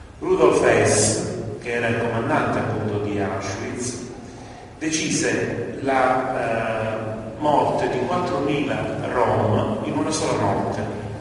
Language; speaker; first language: Italian; native; Italian